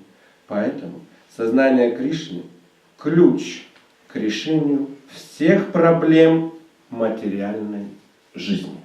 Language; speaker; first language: Russian; native; Russian